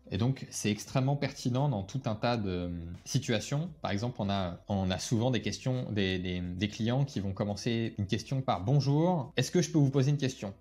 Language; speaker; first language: French; native; French